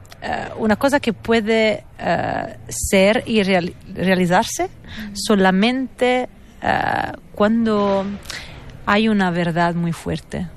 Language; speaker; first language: Spanish; non-native, fluent; Italian